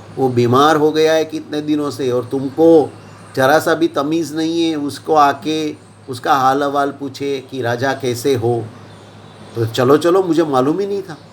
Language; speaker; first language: Hindi; non-native, local second language; Gujarati